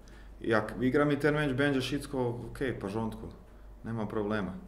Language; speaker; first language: Polish; non-native, learner; Croatian